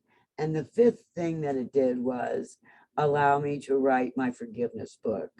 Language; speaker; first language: English; native; English